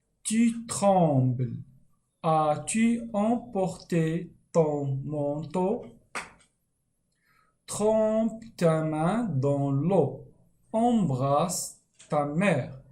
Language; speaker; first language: French; non-native, local second language; Arabic